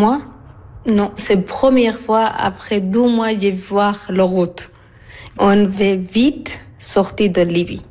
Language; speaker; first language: French; non-native, learner; Arabic